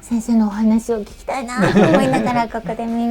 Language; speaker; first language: Japanese; native; Japanese